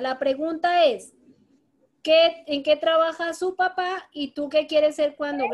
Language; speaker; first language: Spanish; native; Spanish